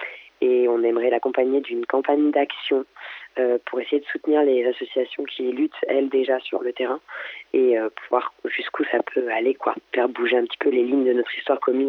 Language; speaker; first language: French; native; French